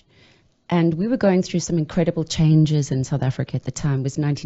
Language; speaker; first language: English; native; English